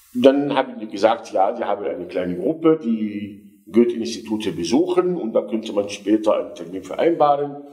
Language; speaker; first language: German; non-native, fluent; Arabic